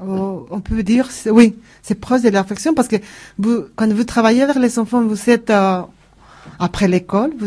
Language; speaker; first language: French; non-native, learner; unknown